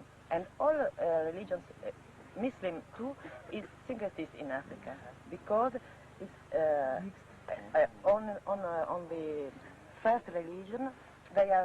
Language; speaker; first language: English; non-native, learner; French